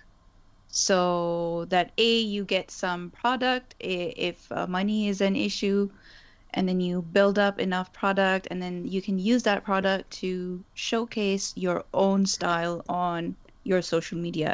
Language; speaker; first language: English; non-native, local second language; Urdu